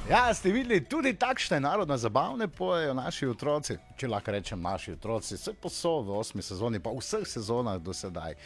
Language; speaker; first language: Slovenian; native; Slovenian